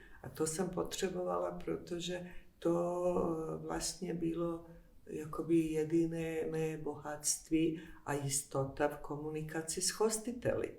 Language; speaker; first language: Czech; non-native, fluent; Bosnian